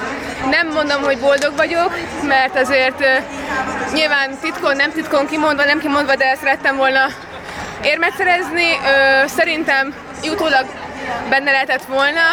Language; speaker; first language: Hungarian; native; Hungarian